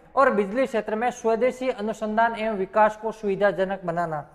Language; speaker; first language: Hindi; native; Hindi